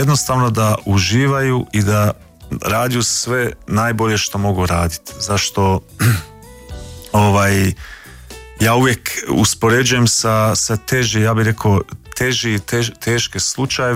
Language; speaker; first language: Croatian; early bilingual, heritage; Croatian